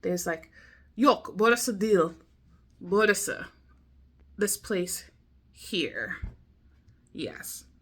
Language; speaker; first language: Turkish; non-native, learner; English